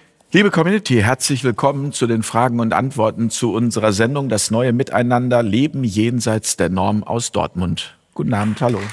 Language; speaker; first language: German; native; German